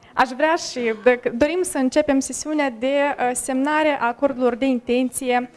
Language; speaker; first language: Romanian; native; Romanian